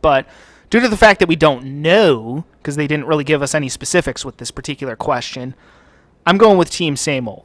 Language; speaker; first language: English; native; English